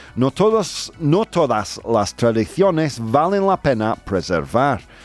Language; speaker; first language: Spanish; non-native, fluent; English